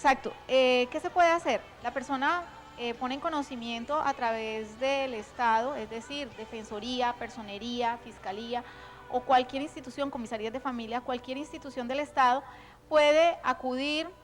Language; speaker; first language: Spanish; native; Spanish